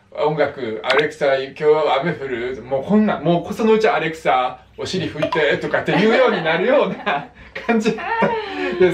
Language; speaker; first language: Japanese; early bilingual, other home language; Russian